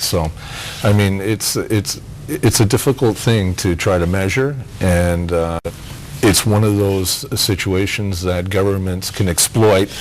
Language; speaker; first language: English; native; English